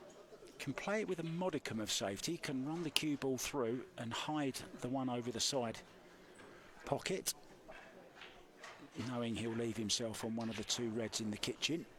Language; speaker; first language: English; native; English